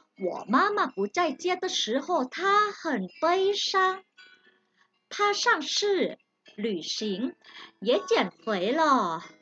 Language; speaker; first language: Chinese; non-native, fluent; Thai